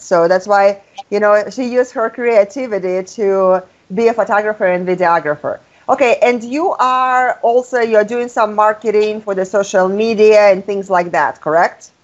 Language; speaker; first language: English; non-native, fluent; Russian